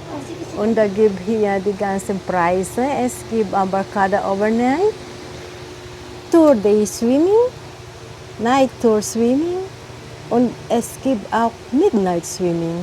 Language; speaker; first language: German; non-native, learner; Filipino